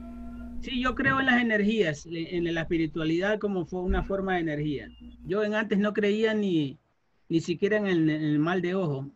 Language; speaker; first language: Spanish; native; Spanish